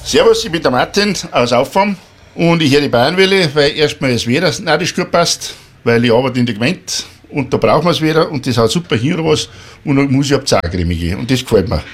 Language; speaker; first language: German; native; German